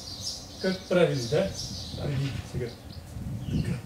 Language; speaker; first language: Bulgarian; non-native, learner; Russian